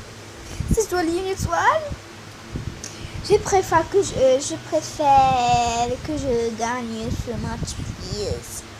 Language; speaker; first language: French; non-native, learner; Arabic